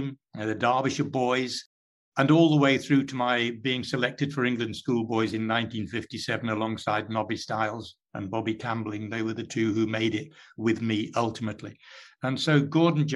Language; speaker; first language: English; native; English